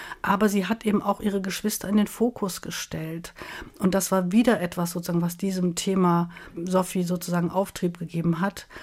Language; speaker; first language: German; native; German